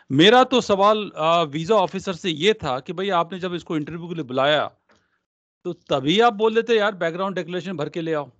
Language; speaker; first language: Hindi; non-native, local second language; Punjabi